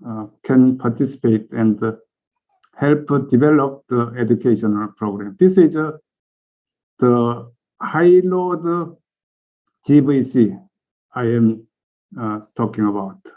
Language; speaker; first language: English; non-native, learner; Korean